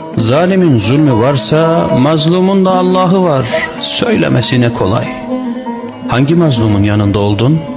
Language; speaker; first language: Turkish; native; Turkish